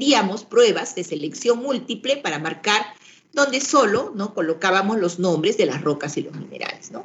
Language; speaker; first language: Spanish; native; Spanish